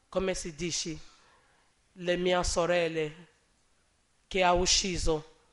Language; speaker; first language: Italian; non-native, learner; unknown